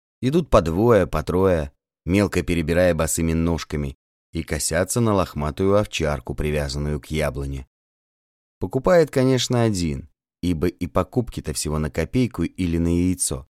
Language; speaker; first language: Russian; native; Russian